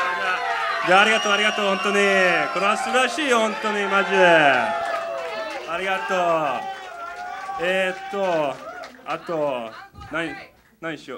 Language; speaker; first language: Japanese; non-native, learner; English